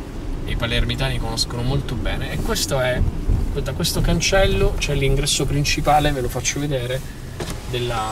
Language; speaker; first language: Italian; native; Italian